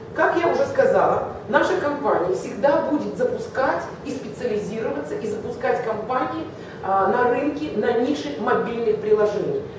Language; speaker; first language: Russian; native; Russian